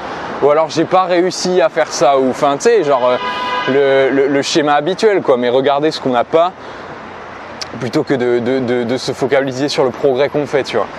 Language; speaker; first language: French; native; French